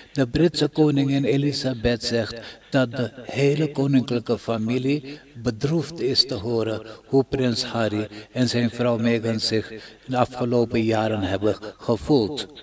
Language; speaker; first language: Dutch; non-native, local second language; Hindi